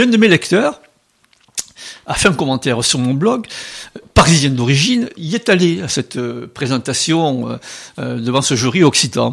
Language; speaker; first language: French; native; French